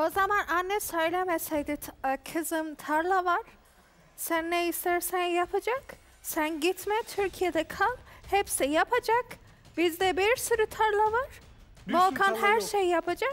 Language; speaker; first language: Turkish; non-native, learner; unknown